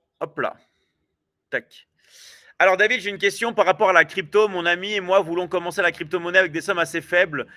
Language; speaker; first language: French; native; French